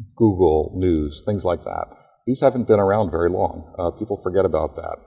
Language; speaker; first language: English; native; English